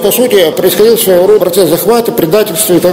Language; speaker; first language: Russian; native; Russian